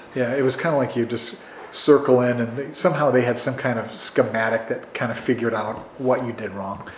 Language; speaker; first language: English; native; English